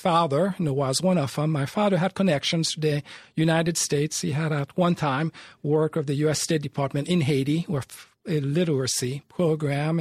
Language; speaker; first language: English; early bilingual, other home language; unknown